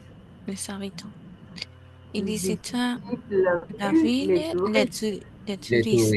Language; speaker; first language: French; non-native, learner; Spanish